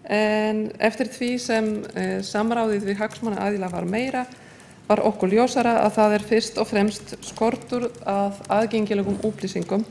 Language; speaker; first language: Icelandic; non-native, fluent; Polish